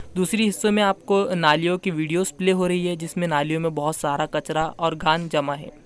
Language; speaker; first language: Hindi; non-native, local second language; Urdu